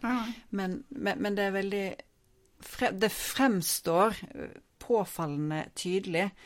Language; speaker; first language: Norwegian; native; Norwegian